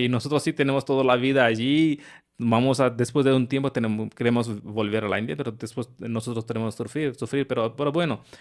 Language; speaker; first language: Spanish; non-native, learner; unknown